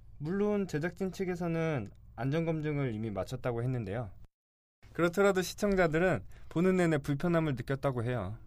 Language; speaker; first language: Korean; native; Korean